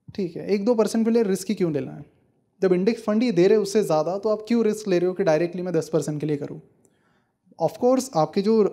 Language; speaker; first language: Hindi; non-native, local second language; Marathi